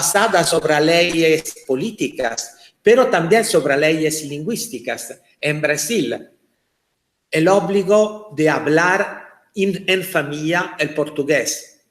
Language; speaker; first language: Spanish; non-native, fluent; Italian